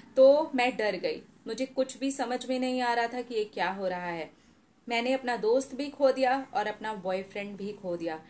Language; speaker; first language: Hindi; native; Hindi